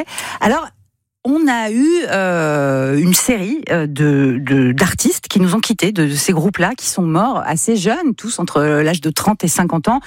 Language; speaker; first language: French; native; French